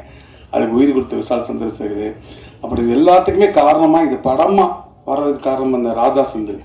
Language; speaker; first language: Tamil; native; Tamil